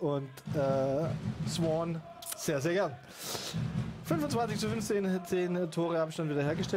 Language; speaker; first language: German; native; German